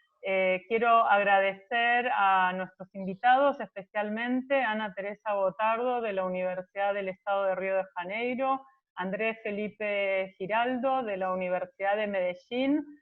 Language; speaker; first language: Spanish; native; Spanish